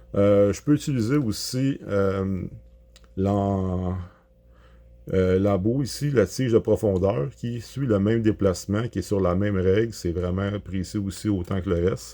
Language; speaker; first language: French; native; French